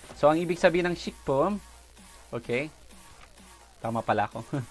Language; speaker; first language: Filipino; native; Filipino